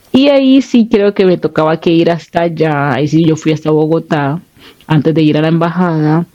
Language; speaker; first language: Spanish; native; Spanish